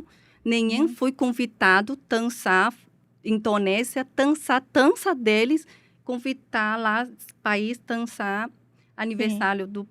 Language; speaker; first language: Portuguese; non-native, learner; Chinese